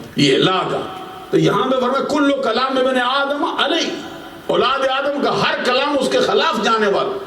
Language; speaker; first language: Urdu; non-native, local second language; Punjabi